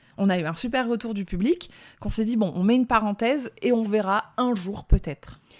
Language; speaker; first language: French; native; French